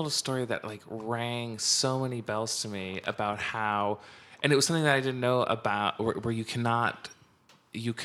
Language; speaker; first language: English; native; English